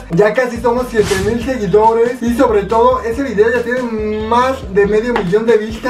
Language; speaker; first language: Spanish; native; Spanish